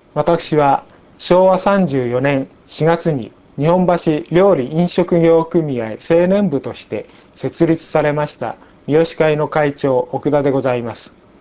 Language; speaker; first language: Japanese; native; Japanese